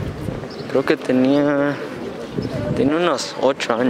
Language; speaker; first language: Spanish; early bilingual, heritage; Spanish